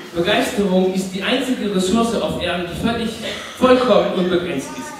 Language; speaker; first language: German; non-native, fluent; French